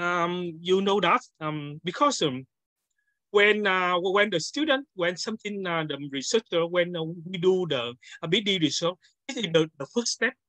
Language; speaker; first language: English; non-native, learner; Vietnamese